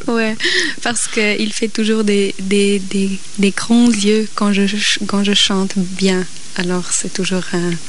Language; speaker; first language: French; non-native, local second language; German